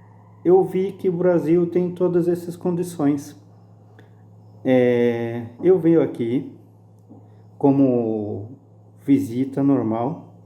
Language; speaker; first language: Portuguese; non-native, fluent; Arabic